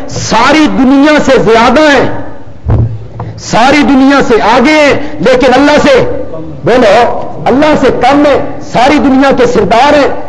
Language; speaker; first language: Urdu; non-native, local second language; Punjabi